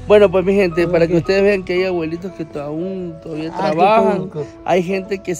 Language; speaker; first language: Spanish; native; Spanish